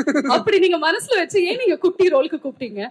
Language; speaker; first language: Tamil; native; Tamil